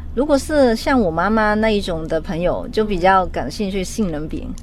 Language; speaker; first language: Chinese; non-native, local second language; Cantonese